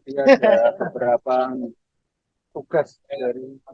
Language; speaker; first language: Indonesian; native; Indonesian